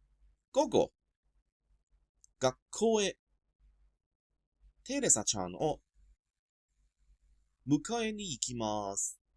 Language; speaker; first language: Japanese; non-native, fluent; Cantonese